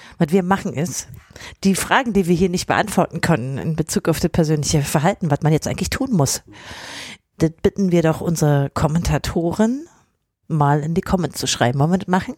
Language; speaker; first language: German; native; German